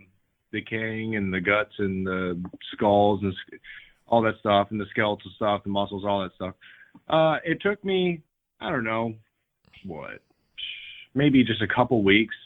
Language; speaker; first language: English; native; English